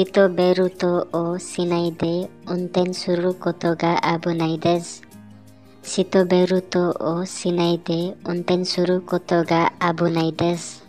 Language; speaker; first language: Japanese; non-native, learner; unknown